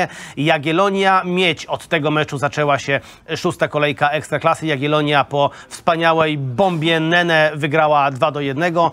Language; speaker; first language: Polish; native; Polish